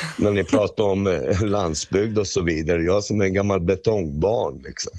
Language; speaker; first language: Swedish; native; Swedish